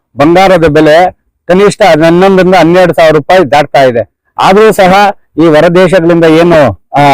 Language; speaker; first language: Kannada; native; Kannada